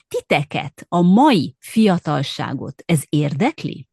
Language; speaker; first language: Hungarian; native; Hungarian